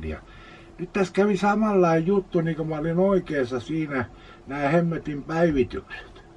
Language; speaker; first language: Finnish; native; Finnish